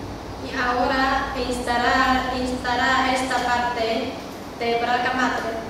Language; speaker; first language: Spanish; non-native, learner; Chinese